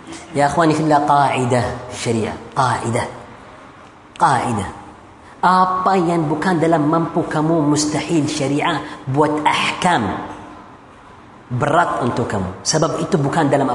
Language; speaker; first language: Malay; non-native, fluent; Arabic